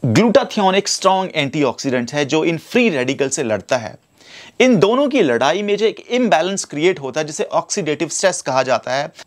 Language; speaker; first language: Hindi; native; Hindi